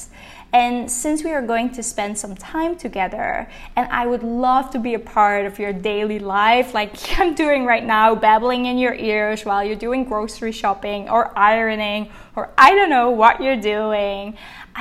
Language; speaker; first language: English; non-native, fluent; Dutch